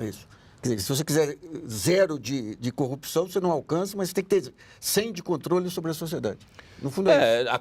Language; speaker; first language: Portuguese; native; Portuguese